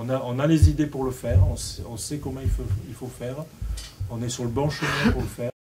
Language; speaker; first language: French; native; French